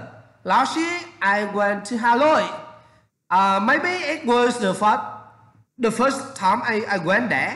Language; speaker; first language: English; non-native, learner; Vietnamese